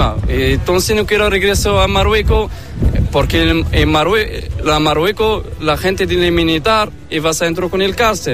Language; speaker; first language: Spanish; non-native, learner; Arabic